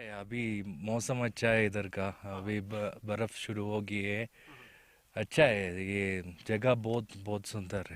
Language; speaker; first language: Hindi; non-native, local second language; Malayalam